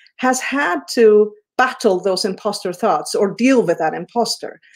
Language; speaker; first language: English; non-native, fluent; Icelandic